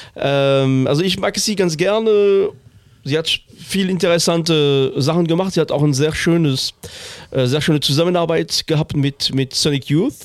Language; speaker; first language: German; non-native, fluent; French